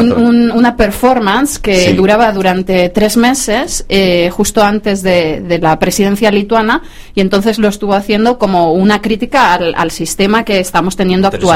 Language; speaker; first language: Spanish; native; Spanish